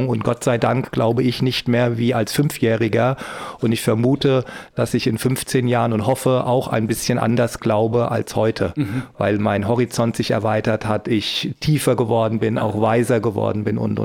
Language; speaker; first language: German; native; German